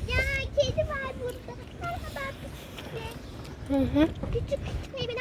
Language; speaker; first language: Turkish; early bilingual, other home language; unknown